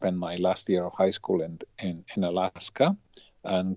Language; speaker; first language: English; non-native, fluent; Spanish